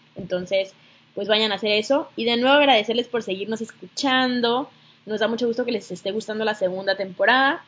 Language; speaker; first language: Spanish; native; Spanish